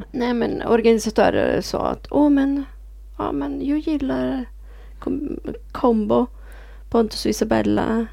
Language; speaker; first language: Swedish; non-native, fluent; Italian